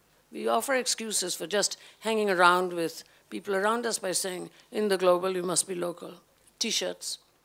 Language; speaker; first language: English; non-native, local second language; Bangla